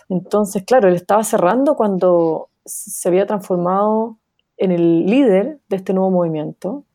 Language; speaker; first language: Spanish; native; Spanish